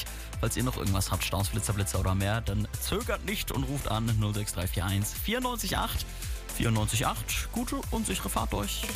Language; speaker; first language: German; native; German